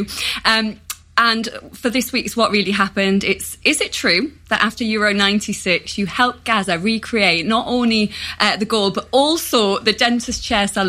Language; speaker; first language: English; native; English